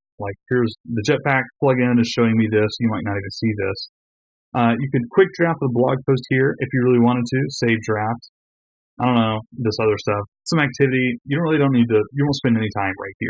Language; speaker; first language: English; native; English